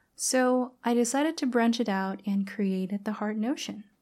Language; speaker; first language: English; non-native, fluent; Thai